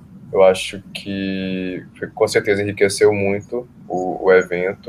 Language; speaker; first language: Portuguese; native; Portuguese